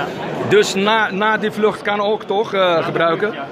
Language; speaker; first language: Dutch; non-native, learner; Arabic